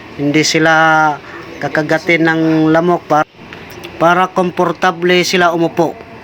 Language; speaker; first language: Filipino; native; Filipino